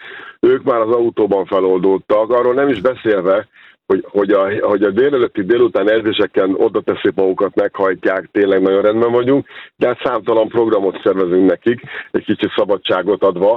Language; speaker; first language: Hungarian; native; Hungarian